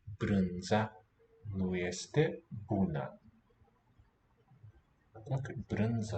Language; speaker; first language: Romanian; non-native, learner; English